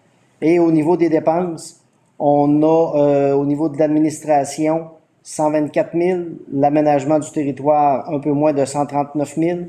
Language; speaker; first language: French; native; French